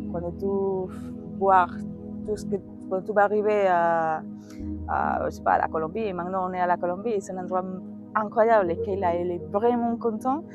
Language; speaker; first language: French; non-native, learner; Spanish